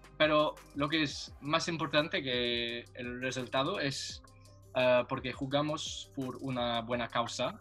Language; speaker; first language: Spanish; non-native, learner; English